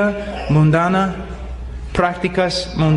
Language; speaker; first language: Spanish; non-native, fluent; English